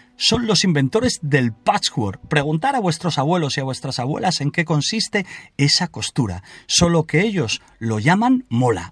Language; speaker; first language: Spanish; native; Spanish